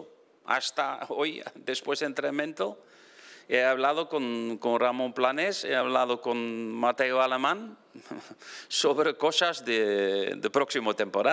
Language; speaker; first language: Spanish; non-native, fluent; Dutch